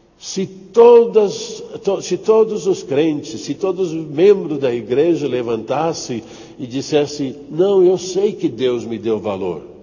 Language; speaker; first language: Portuguese; non-native, fluent; English